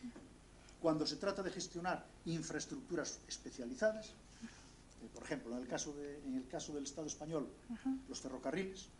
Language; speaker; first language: Spanish; native; Spanish